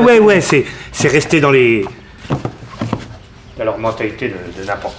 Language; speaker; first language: French; native; French